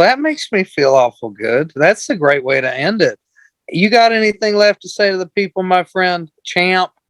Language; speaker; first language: English; native; English